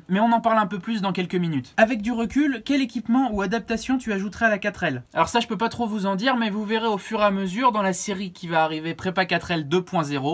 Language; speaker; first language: French; native; French